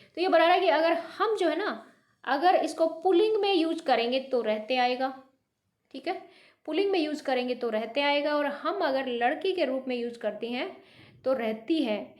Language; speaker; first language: Hindi; native; Hindi